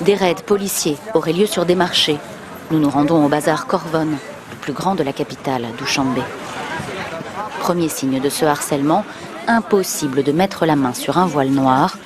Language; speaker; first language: French; native; French